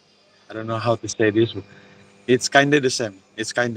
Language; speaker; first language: English; non-native, learner; Malay